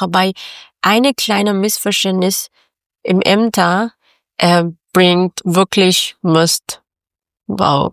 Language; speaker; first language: German; non-native, learner; Persian